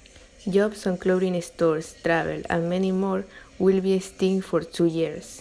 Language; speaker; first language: English; non-native, learner; Spanish